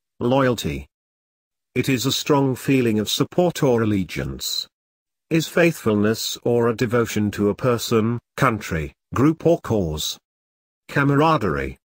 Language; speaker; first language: English; non-native, local second language; Filipino